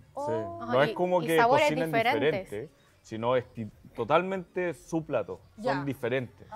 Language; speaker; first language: Spanish; native; Spanish